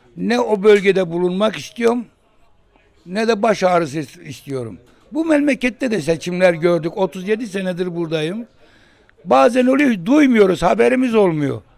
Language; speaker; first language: Turkish; native; Turkish